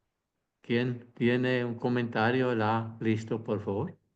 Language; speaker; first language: Spanish; non-native, fluent; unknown